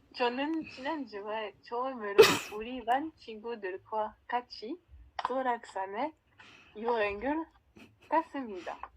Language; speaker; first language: Korean; non-native, learner; French